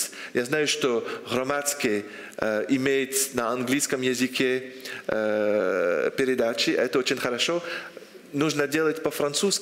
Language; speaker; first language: Russian; non-native, fluent; French